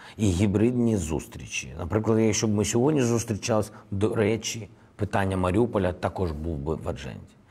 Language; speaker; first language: Ukrainian; non-native, local second language; Russian